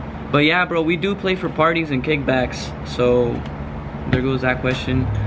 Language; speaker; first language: English; early bilingual, other home language; Spanish